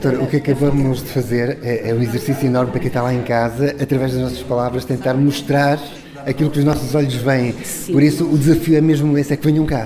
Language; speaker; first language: Portuguese; native; Portuguese